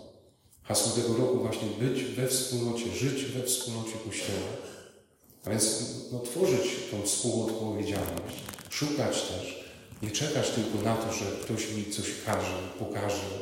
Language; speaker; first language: Polish; native; Polish